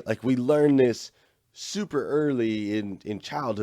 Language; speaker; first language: English; native; English